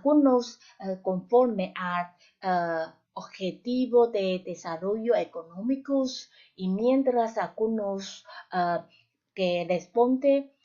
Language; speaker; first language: Spanish; non-native, fluent; Chinese